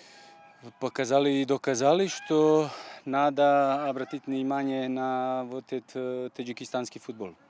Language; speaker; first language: Russian; non-native, fluent; Serbian